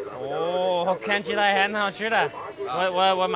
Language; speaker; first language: Chinese; early bilingual, heritage; Chinese